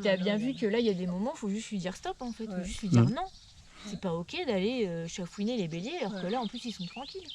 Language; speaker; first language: French; native; French